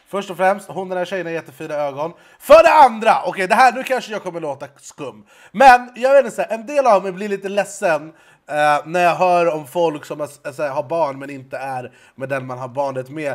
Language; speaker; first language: Swedish; native; Swedish